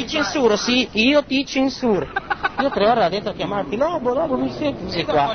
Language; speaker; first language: Italian; native; Italian